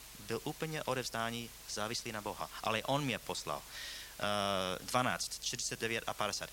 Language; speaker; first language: Czech; non-native, fluent; English